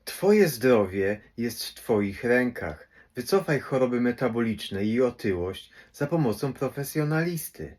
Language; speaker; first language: Polish; native; Polish